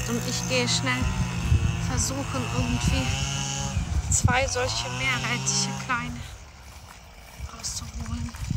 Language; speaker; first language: German; non-native, fluent; Ukrainian